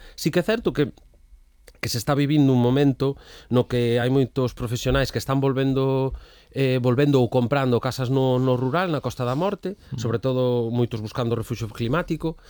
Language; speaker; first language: Galician; native; Galician